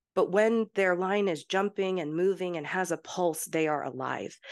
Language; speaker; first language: English; early bilingual, heritage; English